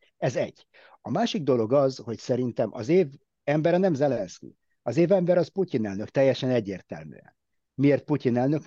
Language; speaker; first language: Hungarian; early bilingual, heritage; Hungarian